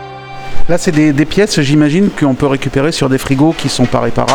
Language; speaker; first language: French; native; French